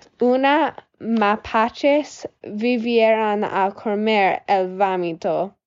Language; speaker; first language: Spanish; non-native, learner; English